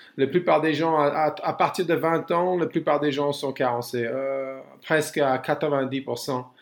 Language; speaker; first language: French; non-native, fluent; English